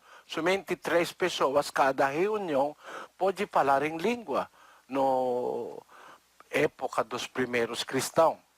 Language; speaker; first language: Portuguese; non-native, learner; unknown